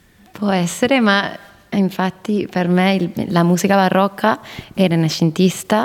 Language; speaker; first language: Italian; non-native, fluent; English